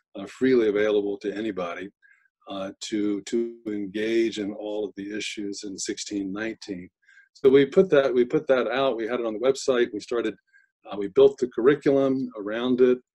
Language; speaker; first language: English; native; English